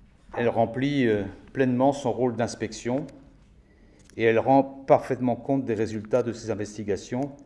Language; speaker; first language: French; native; French